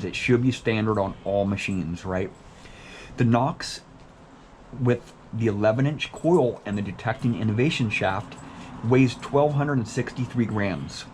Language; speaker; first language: English; native; English